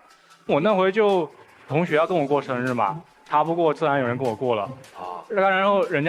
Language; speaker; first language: Chinese; native; Chinese